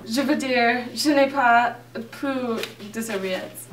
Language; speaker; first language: French; non-native, learner; English